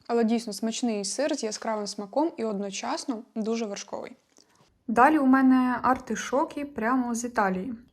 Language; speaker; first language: Ukrainian; non-native, local second language; Russian